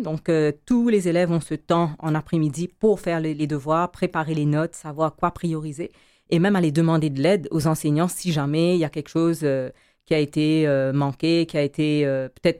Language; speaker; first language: French; native; French